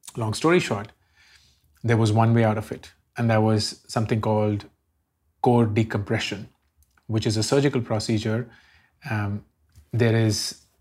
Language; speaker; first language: English; non-native, local second language; Hindi